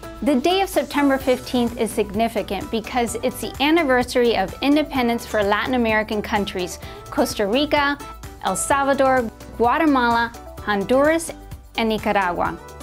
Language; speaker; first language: English; early bilingual, other home language; Spanish